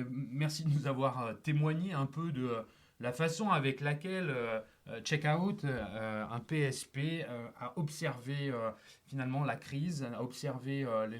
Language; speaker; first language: French; native; French